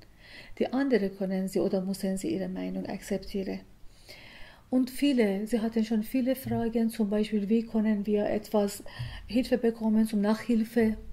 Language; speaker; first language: German; non-native, learner; Persian